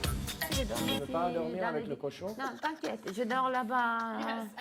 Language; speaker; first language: French; non-native, fluent; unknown